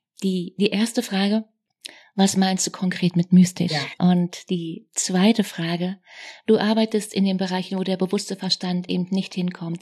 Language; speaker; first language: German; native; German